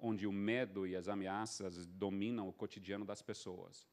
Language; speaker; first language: Portuguese; non-native, fluent; English